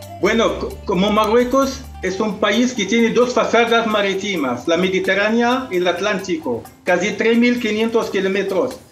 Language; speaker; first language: Spanish; non-native, local second language; Arabic